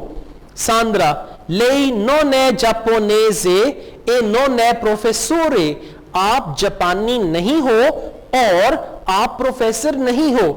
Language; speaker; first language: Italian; non-native, fluent; Urdu